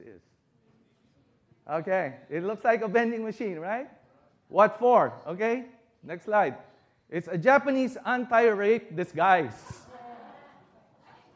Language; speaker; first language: English; non-native, local second language; Filipino